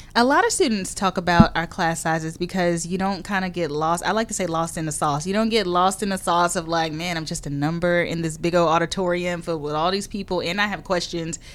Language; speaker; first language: English; native; English